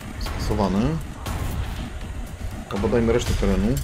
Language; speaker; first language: Polish; native; Polish